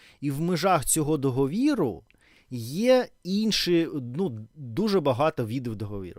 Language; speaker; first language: Ukrainian; non-native, learner; Russian